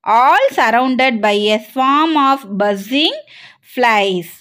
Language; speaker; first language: English; non-native, local second language; Tamil